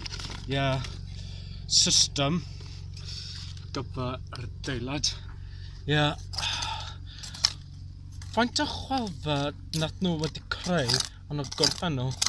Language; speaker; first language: Welsh; non-native, learner; English